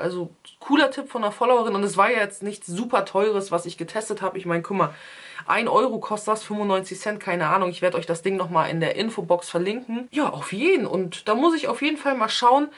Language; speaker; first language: German; early bilingual, other home language; Turkish